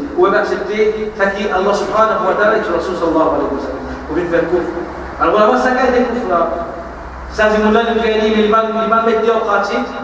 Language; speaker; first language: French; non-native, local second language; Morisyen